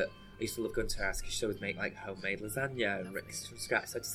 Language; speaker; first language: English; native; English